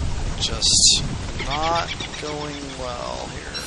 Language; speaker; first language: English; native; English